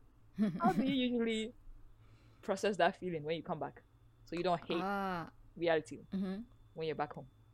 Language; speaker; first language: English; non-native, fluent; Japanese